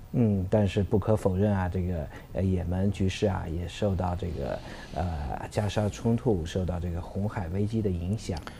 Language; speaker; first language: Chinese; native; Chinese